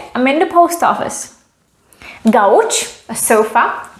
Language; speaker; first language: English; non-native, fluent; Czech